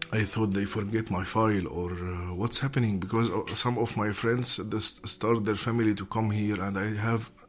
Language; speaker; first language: English; non-native, learner; Arabic